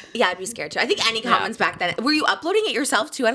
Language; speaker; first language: English; native; English